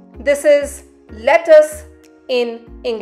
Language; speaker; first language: English; non-native, local second language; Hindi